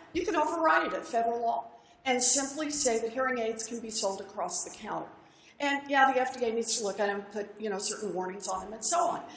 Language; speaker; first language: English; native; English